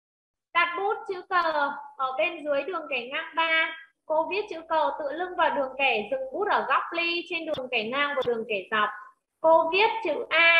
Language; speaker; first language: Vietnamese; native; Vietnamese